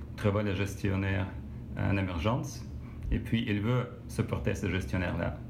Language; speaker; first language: French; non-native, learner; Russian